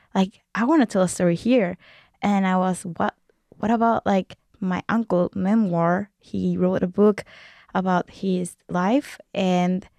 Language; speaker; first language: English; non-native, fluent; Spanish